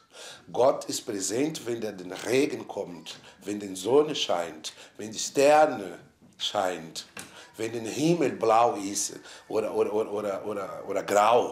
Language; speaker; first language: German; non-native, fluent; Portuguese